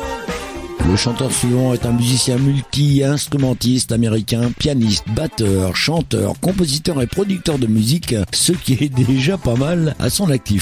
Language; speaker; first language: French; native; French